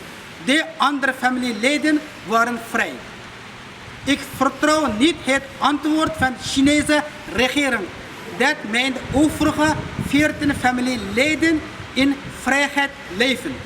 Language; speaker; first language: Dutch; non-native, fluent; Uyghur